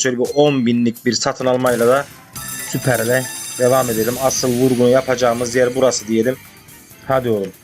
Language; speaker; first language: Turkish; native; Turkish